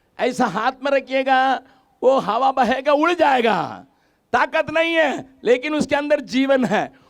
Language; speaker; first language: Hindi; non-native, local second language; Tamil